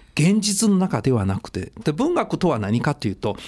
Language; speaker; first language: Japanese; non-native, fluent; Chinese